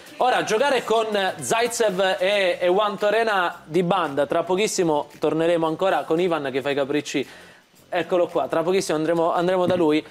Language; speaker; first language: Italian; native; Italian